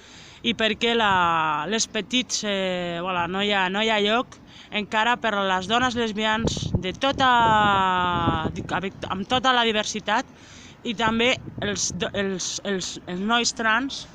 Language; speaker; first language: Catalan; non-native, local second language; Spanish